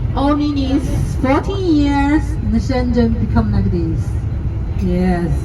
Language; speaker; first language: English; non-native, learner; Chinese